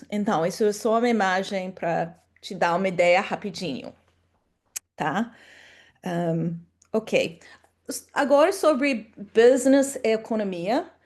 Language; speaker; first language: Portuguese; non-native, fluent; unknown